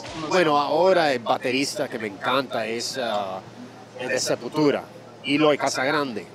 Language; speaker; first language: Spanish; early bilingual, heritage; Spanish